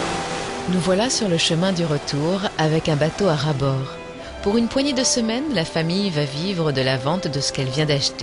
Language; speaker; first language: French; native; French